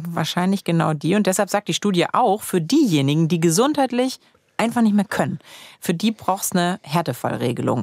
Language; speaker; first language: German; native; German